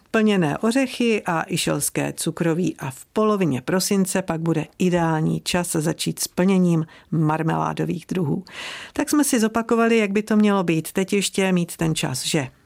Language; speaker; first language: Czech; native; Czech